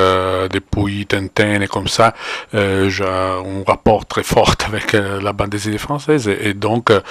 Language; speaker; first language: French; non-native, fluent; Italian